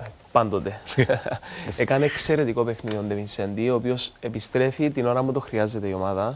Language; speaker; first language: Greek; native; Greek